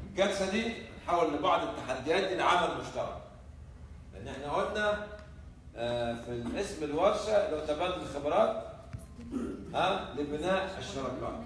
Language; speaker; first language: Arabic; native; Arabic